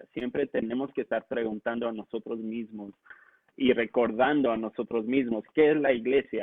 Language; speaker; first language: Spanish; non-native, local second language; English